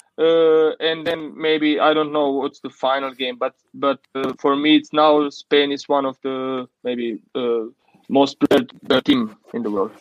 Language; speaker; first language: English; non-native, learner; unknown